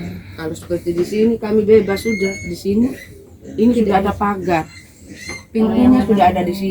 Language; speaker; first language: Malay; non-native, local second language; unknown